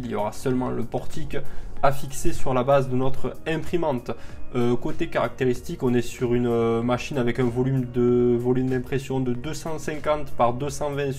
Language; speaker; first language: French; native; French